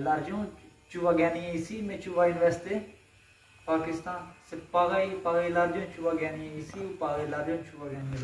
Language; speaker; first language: French; non-native, learner; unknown